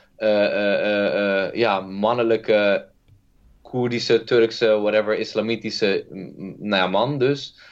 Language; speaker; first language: Dutch; early bilingual, other home language; Kurdish